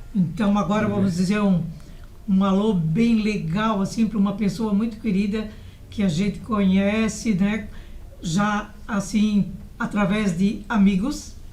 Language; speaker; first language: Portuguese; native; Portuguese